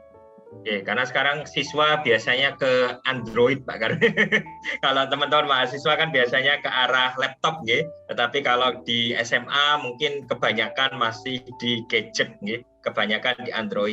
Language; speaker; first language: Indonesian; non-native, local second language; Javanese